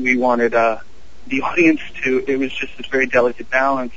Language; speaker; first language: English; native; English